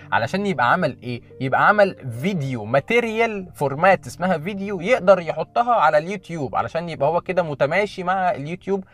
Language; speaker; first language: Arabic; native; Arabic